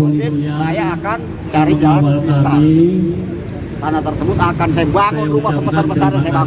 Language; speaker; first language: Indonesian; native; Indonesian